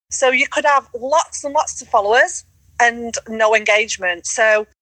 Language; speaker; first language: English; native; English